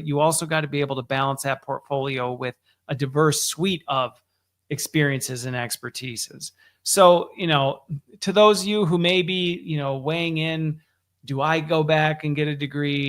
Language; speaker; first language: English; native; English